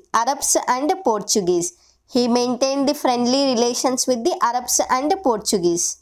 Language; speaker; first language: English; non-native, local second language; Telugu